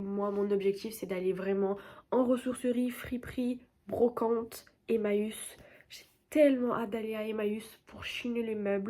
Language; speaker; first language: French; native; French